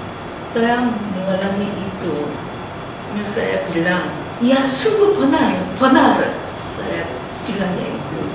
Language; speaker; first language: Indonesian; non-native, learner; Korean